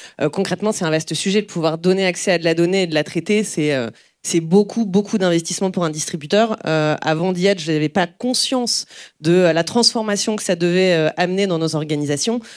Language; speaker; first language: French; native; French